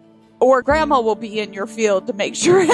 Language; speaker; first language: English; native; English